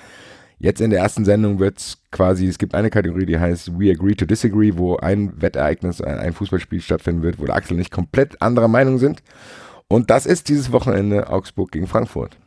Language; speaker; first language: German; native; German